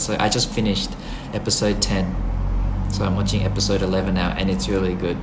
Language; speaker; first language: English; early bilingual, other home language; Thai